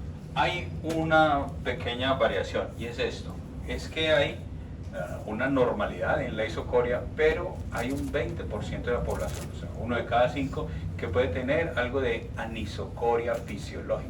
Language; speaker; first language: Spanish; native; Spanish